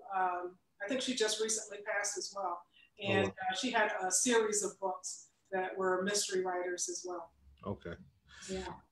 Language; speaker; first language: English; native; English